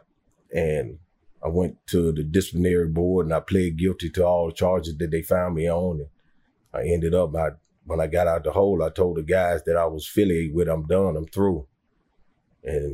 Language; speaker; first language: English; native; English